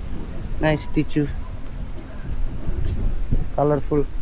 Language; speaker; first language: English; non-native, learner; Indonesian